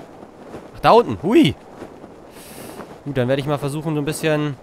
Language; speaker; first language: German; native; German